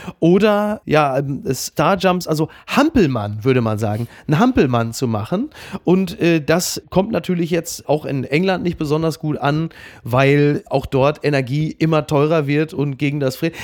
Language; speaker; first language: German; native; German